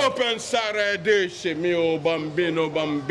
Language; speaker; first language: Italian; non-native, learner; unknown